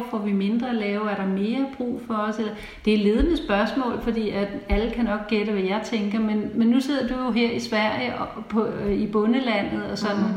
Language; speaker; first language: Danish; native; Danish